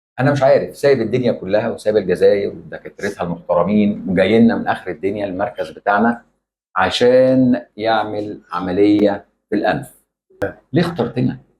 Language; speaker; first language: Arabic; native; Arabic